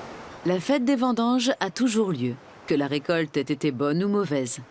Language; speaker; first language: French; native; French